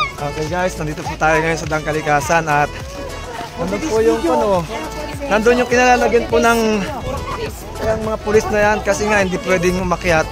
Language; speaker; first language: Filipino; non-native, local second language; Iloko